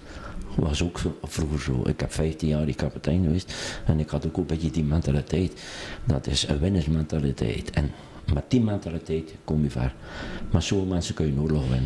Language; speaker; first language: Dutch; native; Dutch